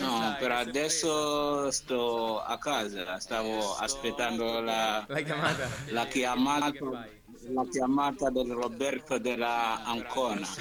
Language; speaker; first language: Italian; non-native, learner; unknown